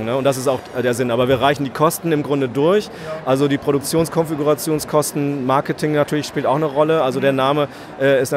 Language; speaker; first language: German; native; German